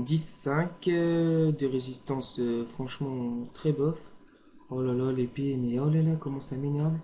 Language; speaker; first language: French; native; French